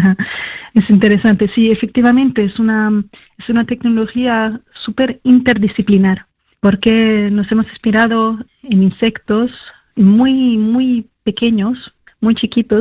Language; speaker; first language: Spanish; non-native, fluent; French